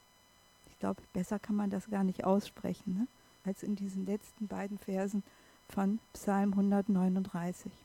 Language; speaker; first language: German; native; German